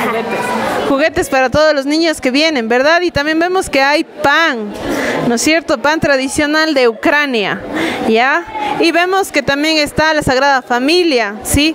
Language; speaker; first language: Spanish; native; Spanish